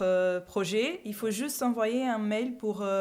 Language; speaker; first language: French; non-native, fluent; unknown